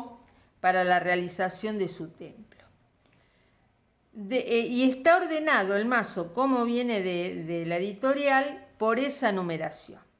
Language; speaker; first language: Spanish; native; Spanish